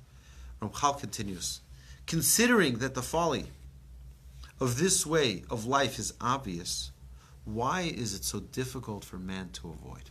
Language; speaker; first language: English; native; English